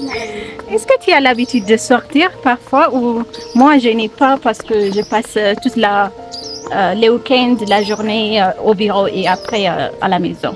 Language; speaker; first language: French; non-native, learner; Amharic